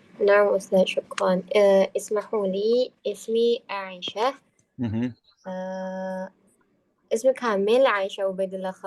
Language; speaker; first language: Arabic; non-native, learner; Indonesian